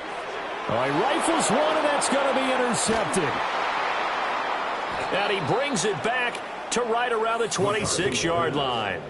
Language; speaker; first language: English; native; English